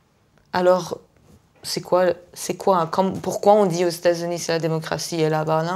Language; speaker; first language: French; non-native, fluent; Persian